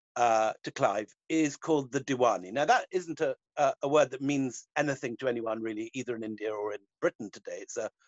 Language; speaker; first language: English; native; English